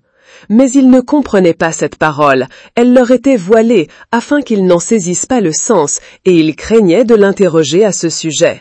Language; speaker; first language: French; native; French